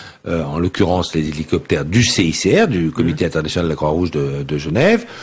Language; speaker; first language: French; native; French